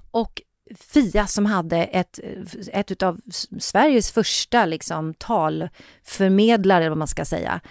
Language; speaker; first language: Swedish; native; Swedish